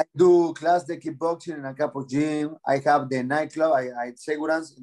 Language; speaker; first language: English; non-native, learner; Spanish